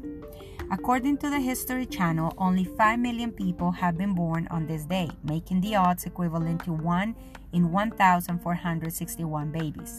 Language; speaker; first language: English; non-native, fluent; Spanish